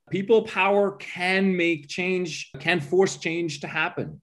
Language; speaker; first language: English; early bilingual, other home language; Arabic